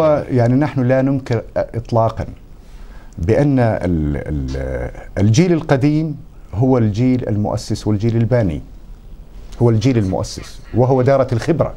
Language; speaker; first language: Arabic; native; Arabic